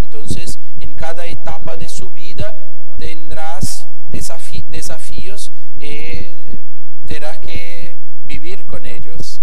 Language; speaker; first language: Spanish; non-native, fluent; Portuguese